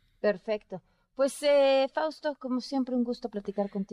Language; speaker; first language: Spanish; native; Spanish